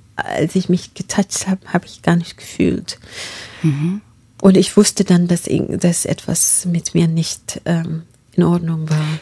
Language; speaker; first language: German; non-native, fluent; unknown